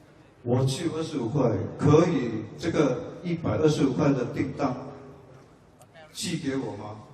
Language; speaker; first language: Chinese; non-native, local second language; English